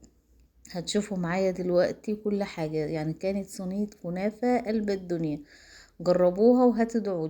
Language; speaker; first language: Arabic; native; Arabic